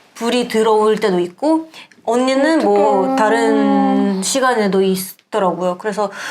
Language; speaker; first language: Korean; non-native, fluent; Ukrainian